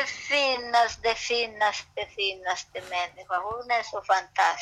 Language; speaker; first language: Swedish; non-native, learner; Spanish